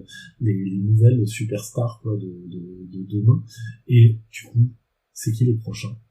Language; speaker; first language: French; native; French